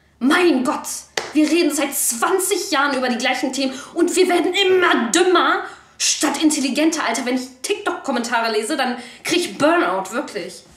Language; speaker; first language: German; early bilingual, other home language; Turkish